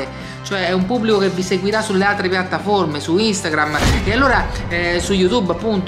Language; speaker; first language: Italian; native; Italian